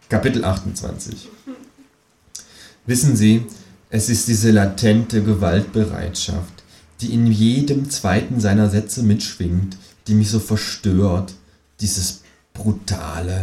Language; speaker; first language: German; native; German